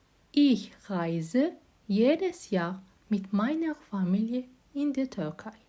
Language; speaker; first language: German; non-native, fluent; Azerbaijani